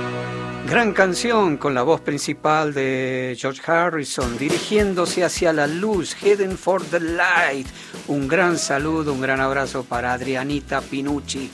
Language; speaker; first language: Spanish; native; Spanish